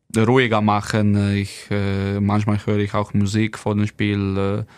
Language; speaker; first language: German; non-native, fluent; Slovenian